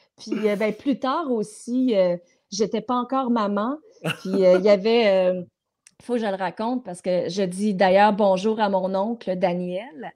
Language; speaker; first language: French; native; French